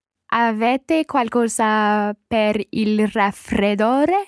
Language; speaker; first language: Italian; non-native, learner; English